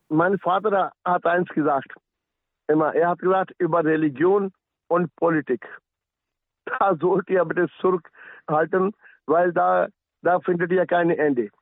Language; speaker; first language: German; non-native, fluent; Punjabi